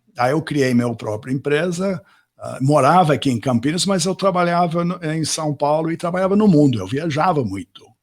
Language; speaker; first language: Portuguese; non-native, fluent; English